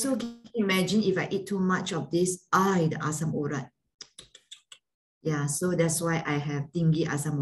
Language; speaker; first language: English; non-native, fluent; Malay